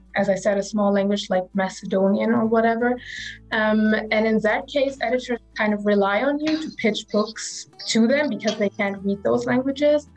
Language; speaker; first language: English; non-native, fluent; German